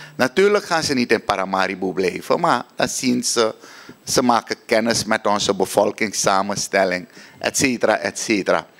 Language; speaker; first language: Dutch; native; Dutch